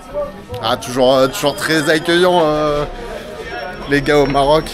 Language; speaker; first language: French; native; French